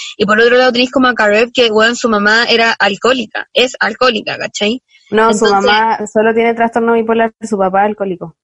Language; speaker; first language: Spanish; native; Spanish